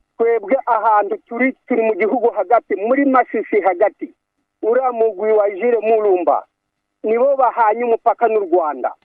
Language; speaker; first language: Kinyarwanda; native; Kinyarwanda